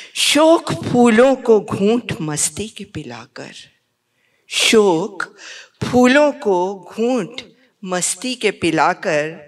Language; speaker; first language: Hindi; native; Hindi